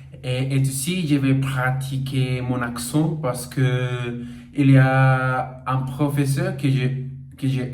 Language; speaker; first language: French; non-native, learner; Portuguese